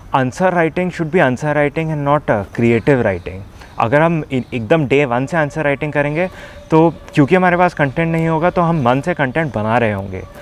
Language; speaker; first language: Hindi; native; Hindi